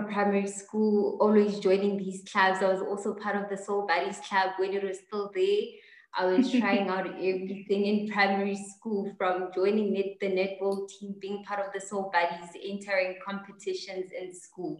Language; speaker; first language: English; non-native, local second language; Tswana